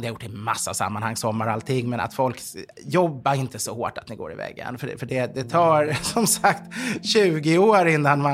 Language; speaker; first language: Swedish; native; Swedish